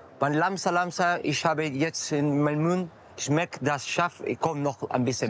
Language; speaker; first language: German; non-native, learner; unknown